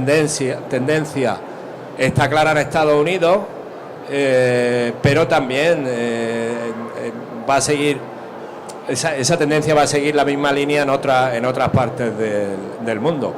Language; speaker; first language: Spanish; native; Spanish